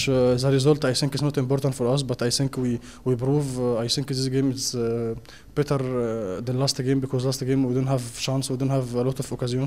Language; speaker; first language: English; non-native, learner; Arabic